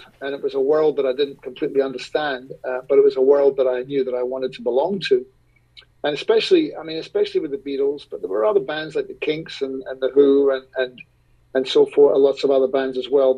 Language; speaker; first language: English; native; English